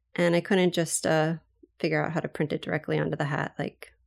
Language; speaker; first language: English; native; English